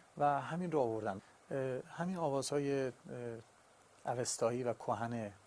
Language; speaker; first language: Persian; non-native, local second language; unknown